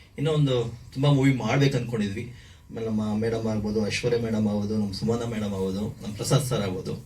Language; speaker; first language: Kannada; native; Kannada